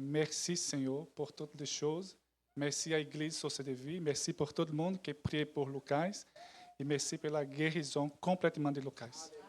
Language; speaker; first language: French; non-native, learner; Portuguese